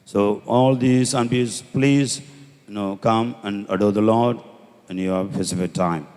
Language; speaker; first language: English; non-native, local second language; Tamil